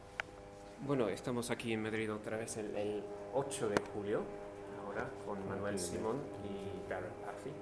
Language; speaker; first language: Spanish; non-native, fluent; English